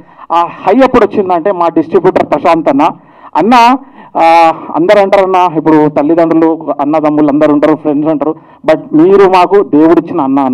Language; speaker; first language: Telugu; native; Telugu